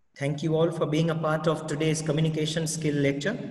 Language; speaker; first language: English; non-native, local second language; Gujarati